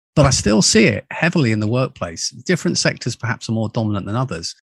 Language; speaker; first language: English; native; English